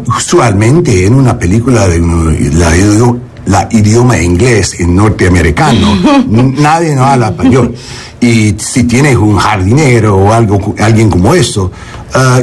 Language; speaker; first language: Spanish; non-native, learner; English